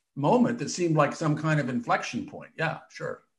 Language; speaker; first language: English; native; English